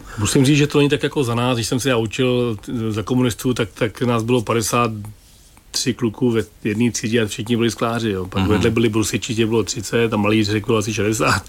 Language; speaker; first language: Czech; native; Czech